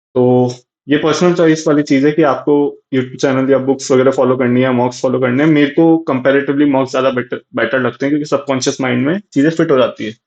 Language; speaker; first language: Hindi; native; Hindi